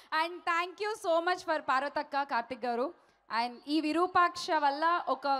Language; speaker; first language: Telugu; native; Telugu